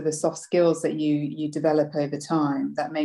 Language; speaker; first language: English; native; English